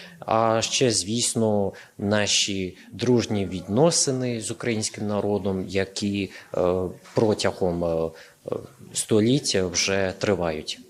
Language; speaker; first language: Ukrainian; non-native, fluent; Serbian